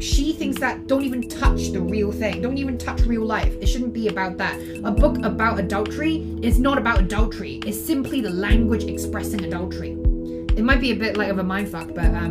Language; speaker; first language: English; non-native, local second language; Cantonese